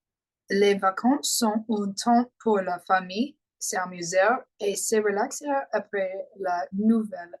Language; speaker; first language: French; non-native, learner; English